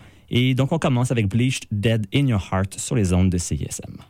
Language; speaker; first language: French; native; French